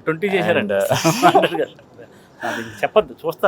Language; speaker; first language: Telugu; native; Telugu